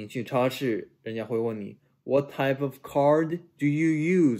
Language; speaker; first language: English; non-native, fluent; Chinese